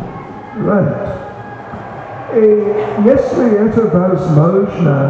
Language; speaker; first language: Russian; non-native, learner; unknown